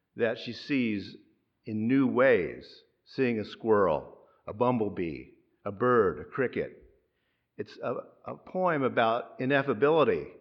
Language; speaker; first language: English; native; English